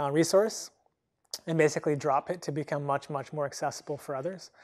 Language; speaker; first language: English; native; English